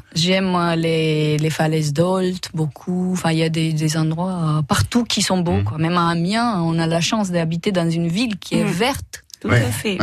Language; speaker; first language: French; non-native, fluent; Romanian